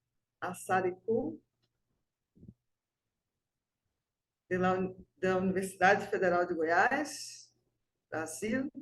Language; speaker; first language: Portuguese; non-native, fluent; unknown